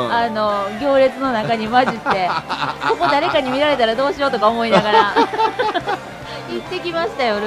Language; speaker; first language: Japanese; native; Japanese